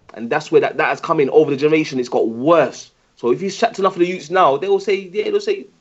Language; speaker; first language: English; native; English